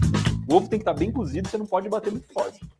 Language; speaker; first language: Portuguese; native; Portuguese